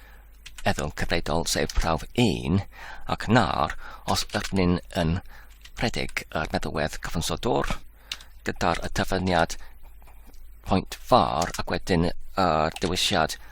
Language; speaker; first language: Welsh; non-native, learner; Polish